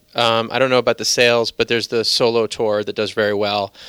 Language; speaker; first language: English; native; English